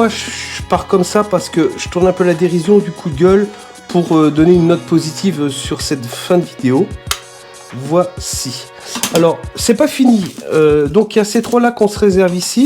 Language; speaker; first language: French; native; French